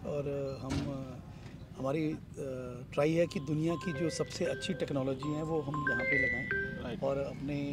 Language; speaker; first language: Hindi; native; Hindi